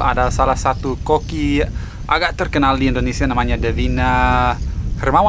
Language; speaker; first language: Indonesian; non-native, fluent; English